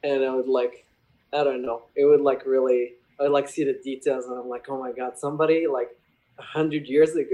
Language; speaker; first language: English; non-native, fluent; Arabic